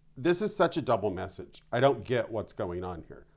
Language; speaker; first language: English; native; English